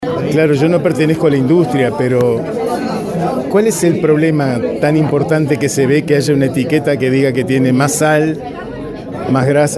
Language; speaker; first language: Spanish; native; Spanish